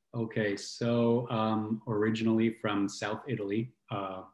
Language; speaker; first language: English; non-native, fluent; Italian